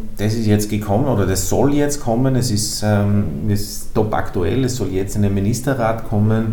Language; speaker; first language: German; native; German